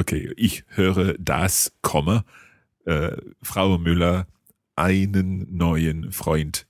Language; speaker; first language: German; non-native, learner; English